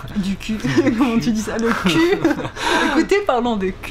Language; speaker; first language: French; native; French